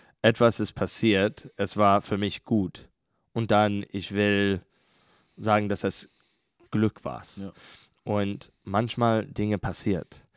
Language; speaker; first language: German; non-native, learner; English